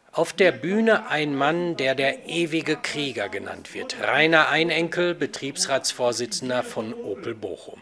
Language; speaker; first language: German; native; German